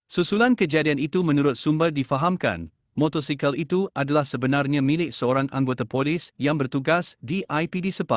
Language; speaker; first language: Malay; native; Malay